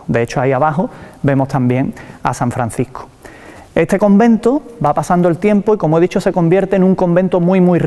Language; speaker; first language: Spanish; native; Spanish